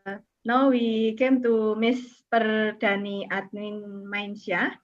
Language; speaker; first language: English; non-native, learner; Indonesian